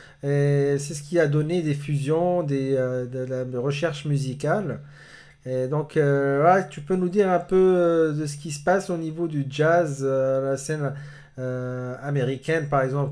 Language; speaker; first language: French; non-native, local second language; Arabic